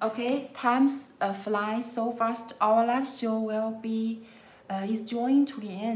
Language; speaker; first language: English; non-native, learner; Chinese